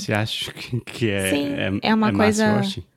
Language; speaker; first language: Portuguese; non-native, fluent; English